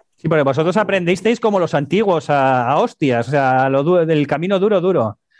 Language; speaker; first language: Spanish; native; Spanish